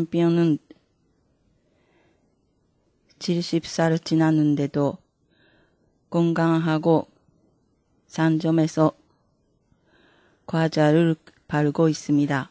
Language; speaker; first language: Korean; non-native, fluent; Japanese